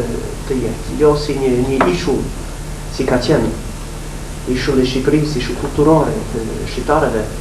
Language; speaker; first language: Albanian; non-native, fluent; English